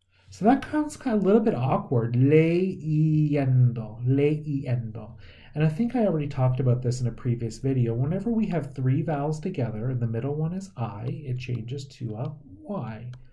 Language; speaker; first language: English; native; English